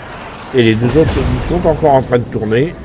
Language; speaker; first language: French; native; French